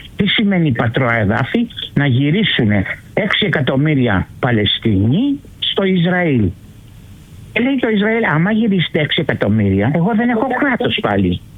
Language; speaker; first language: Greek; early bilingual, heritage; Greek